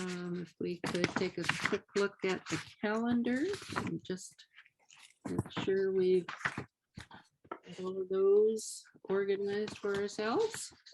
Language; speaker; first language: English; native; English